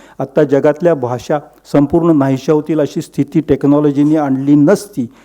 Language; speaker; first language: Marathi; non-native, local second language; Gujarati